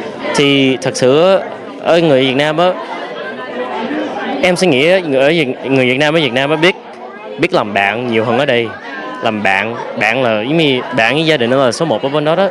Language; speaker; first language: Vietnamese; early bilingual, heritage; English